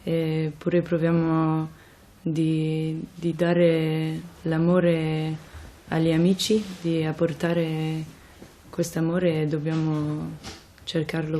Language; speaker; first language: Italian; non-native, fluent; French